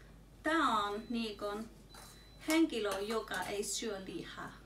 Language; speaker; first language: Finnish; non-native, learner; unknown